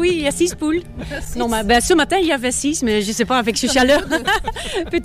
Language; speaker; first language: French; non-native, fluent; Dutch